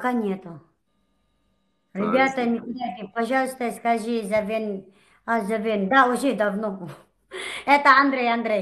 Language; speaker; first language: Russian; non-native, learner; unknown